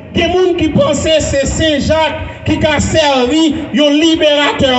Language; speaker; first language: French; non-native, local second language; Haitian Creole